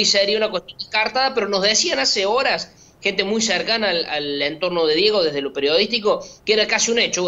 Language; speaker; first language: Spanish; native; Spanish